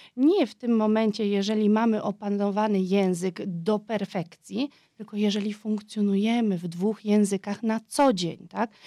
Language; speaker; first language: Polish; early bilingual, heritage; Polish